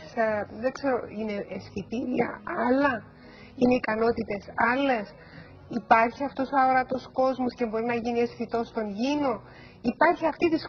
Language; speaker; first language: Greek; native; Greek